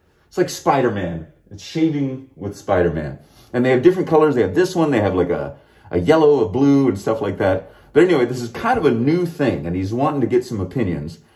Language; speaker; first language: English; native; English